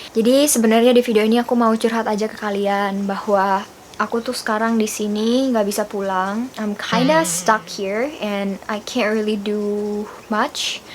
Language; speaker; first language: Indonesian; native; Indonesian